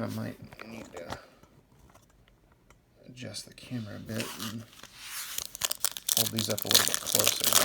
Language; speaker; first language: English; native; English